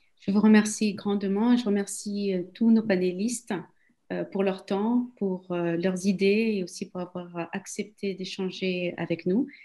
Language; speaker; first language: French; non-native, local second language; Wolof